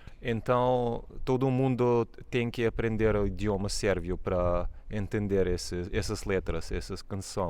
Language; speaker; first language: Portuguese; non-native, fluent; Serbian